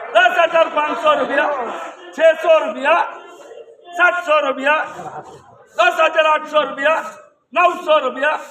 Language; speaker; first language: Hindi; non-native, local second language; Marathi